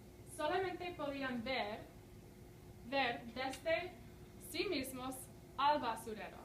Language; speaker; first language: Spanish; non-native, fluent; English